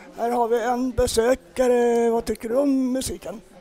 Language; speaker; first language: Swedish; native; Swedish